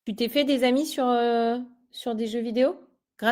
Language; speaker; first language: French; native; French